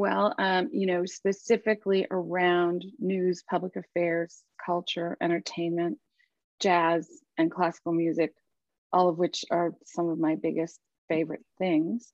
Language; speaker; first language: English; native; English